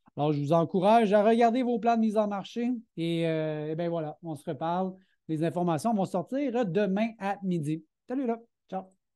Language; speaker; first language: French; native; French